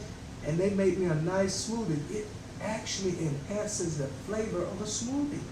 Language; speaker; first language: English; native; English